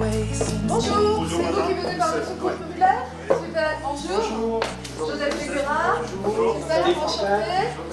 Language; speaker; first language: French; native; French